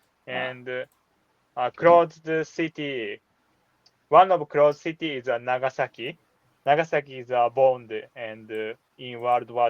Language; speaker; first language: English; non-native, learner; Japanese